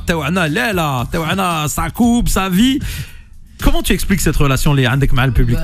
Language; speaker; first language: French; native; French